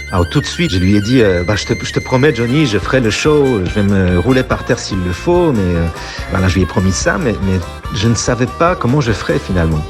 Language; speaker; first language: French; non-native, fluent; Polish